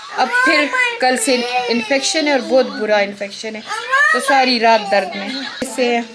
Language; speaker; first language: Urdu; non-native, local second language; Pashto